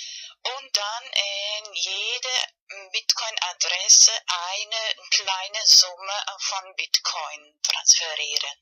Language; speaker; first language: German; non-native, learner; Spanish